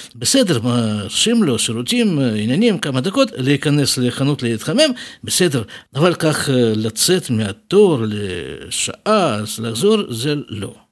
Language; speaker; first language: Hebrew; non-native, fluent; Russian